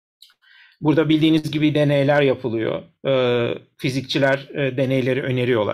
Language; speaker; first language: Turkish; native; Turkish